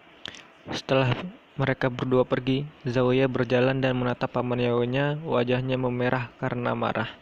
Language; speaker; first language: Indonesian; native; Indonesian